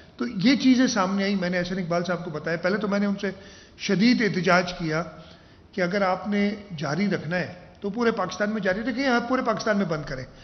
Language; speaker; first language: Urdu; non-native, local second language; Sindhi